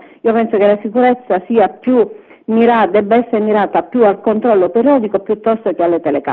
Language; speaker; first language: Italian; native; Italian